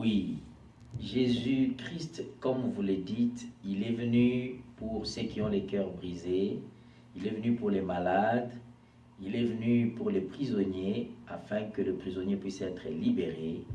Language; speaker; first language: French; non-native, local second language; Lingala